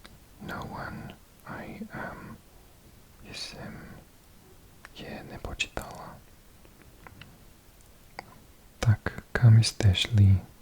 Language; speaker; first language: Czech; non-native, learner; English